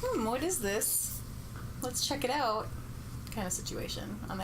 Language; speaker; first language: English; native; English